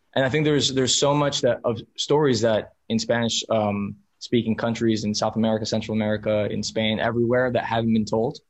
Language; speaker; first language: English; early bilingual, other home language; Spanish